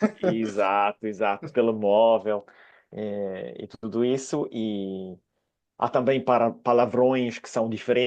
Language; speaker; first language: Portuguese; non-native, fluent; Italian